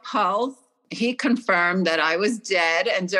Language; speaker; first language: English; native; English